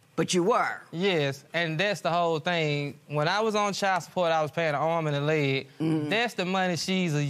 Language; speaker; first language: English; native; English